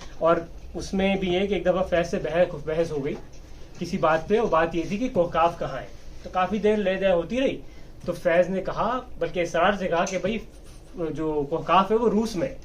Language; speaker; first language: Urdu; native; Urdu